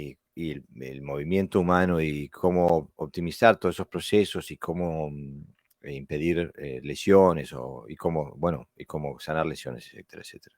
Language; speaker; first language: Spanish; native; Spanish